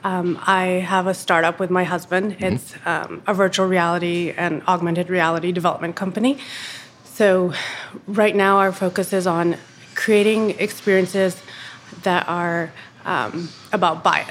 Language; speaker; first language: English; non-native, local second language; Urdu